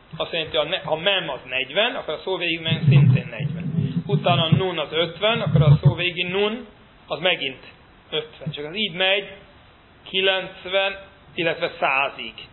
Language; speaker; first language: Hungarian; non-native, fluent; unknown